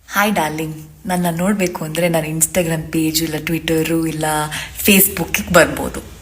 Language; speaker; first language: Kannada; native; Kannada